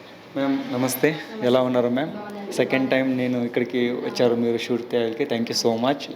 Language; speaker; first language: Telugu; non-native, local second language; Hindi